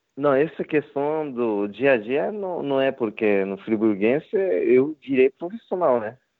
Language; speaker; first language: Portuguese; non-native, learner; Japanese